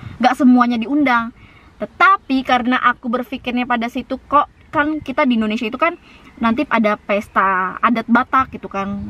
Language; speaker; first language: Indonesian; native; Indonesian